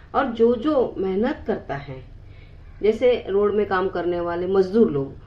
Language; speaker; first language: Hindi; non-native, local second language; Marathi